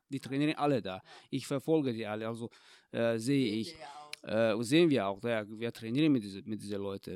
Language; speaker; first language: German; non-native, fluent; Tajik